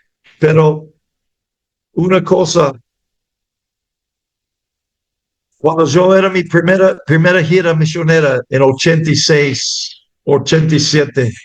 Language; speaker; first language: Spanish; non-native, fluent; English